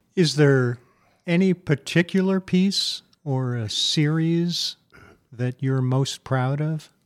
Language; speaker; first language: English; native; English